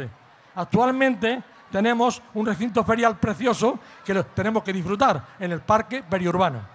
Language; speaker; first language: Spanish; native; Spanish